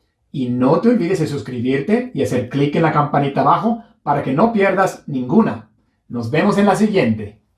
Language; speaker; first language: Spanish; non-native, fluent; English